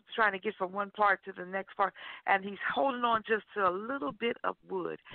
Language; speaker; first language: English; native; English